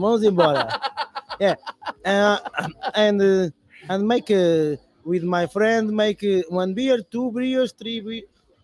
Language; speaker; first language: English; non-native, learner; Portuguese